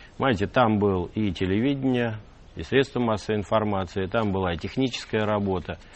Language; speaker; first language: Russian; native; Russian